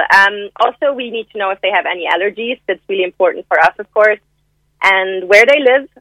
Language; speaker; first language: English; non-native, fluent; German